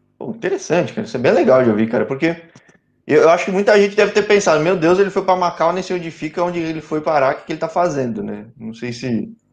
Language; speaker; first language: Portuguese; native; Portuguese